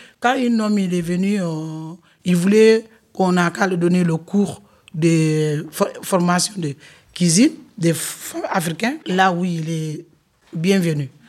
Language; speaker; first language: French; non-native, local second language; Wolof